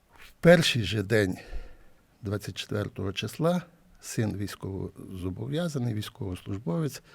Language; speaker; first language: Ukrainian; native; Ukrainian